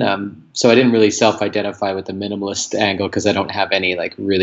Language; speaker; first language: English; native; English